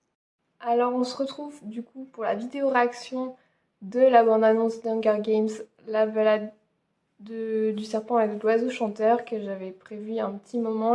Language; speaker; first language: French; native; French